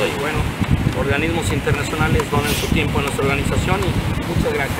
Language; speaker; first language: Spanish; native; Spanish